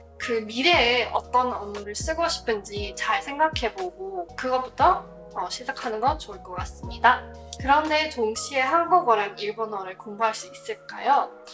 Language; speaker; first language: Korean; non-native, fluent; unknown